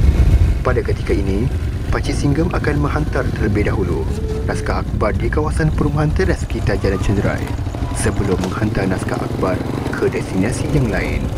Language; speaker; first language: Malay; native; Malay